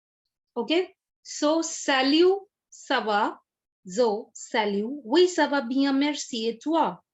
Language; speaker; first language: French; non-native, fluent; Hindi